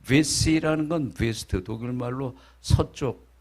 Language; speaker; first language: Korean; native; Korean